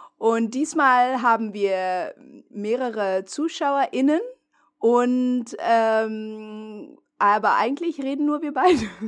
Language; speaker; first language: German; non-native, fluent; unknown